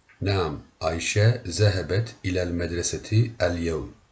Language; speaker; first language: Arabic; non-native, learner; Turkish